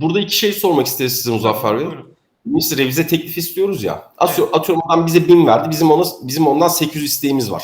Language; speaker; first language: Turkish; native; Turkish